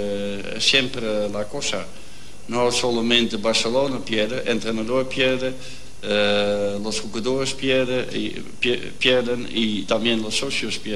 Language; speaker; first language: Spanish; non-native, learner; Dutch